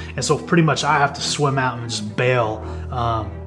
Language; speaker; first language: English; native; English